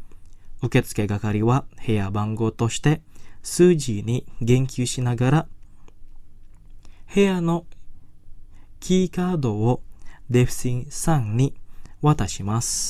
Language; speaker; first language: Japanese; non-native, fluent; Indonesian